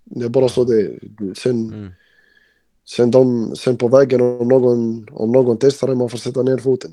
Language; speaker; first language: Swedish; early bilingual, other home language; Albanian